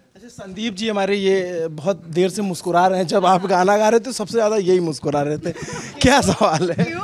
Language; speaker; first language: Hindi; native; Hindi